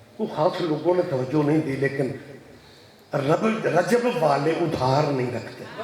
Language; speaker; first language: Urdu; non-native, local second language; Punjabi